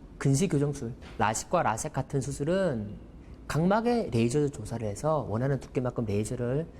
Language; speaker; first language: Korean; native; Korean